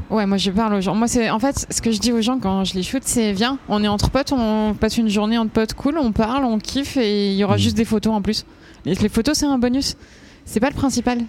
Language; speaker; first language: French; native; French